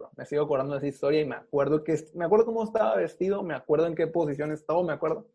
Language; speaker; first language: Spanish; native; Spanish